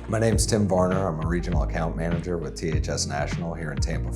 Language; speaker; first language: English; native; English